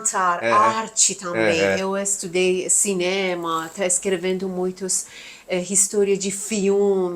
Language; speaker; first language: Portuguese; non-native, learner; Persian